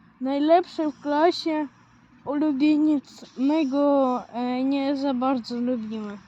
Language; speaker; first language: Polish; non-native, learner; Ukrainian